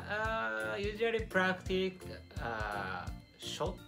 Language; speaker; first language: English; non-native, learner; Japanese